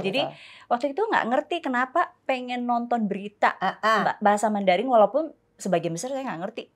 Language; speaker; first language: Indonesian; native; Indonesian